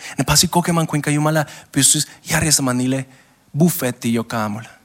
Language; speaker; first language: Finnish; non-native, learner; Spanish